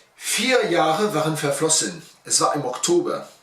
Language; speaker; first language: German; non-native, learner; French